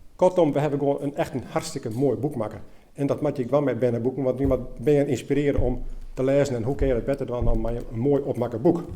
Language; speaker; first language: Dutch; native; Dutch